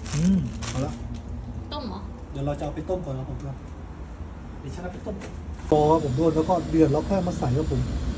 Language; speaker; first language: Thai; non-native, local second language; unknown